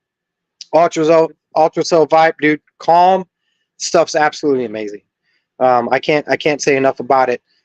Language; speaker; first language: English; native; English